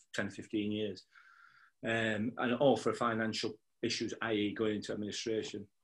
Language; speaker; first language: English; native; English